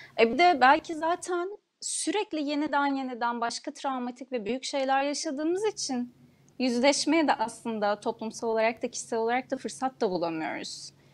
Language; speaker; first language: Turkish; non-native, local second language; Kurdish